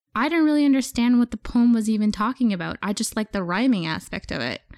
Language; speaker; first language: English; early bilingual, other home language; Urdu